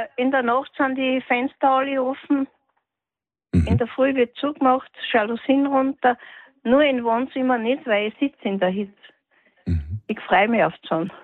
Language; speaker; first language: German; native; German